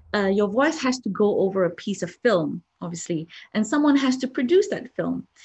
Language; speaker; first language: English; non-native, local second language; Malay